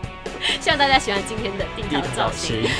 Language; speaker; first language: Chinese; native; Chinese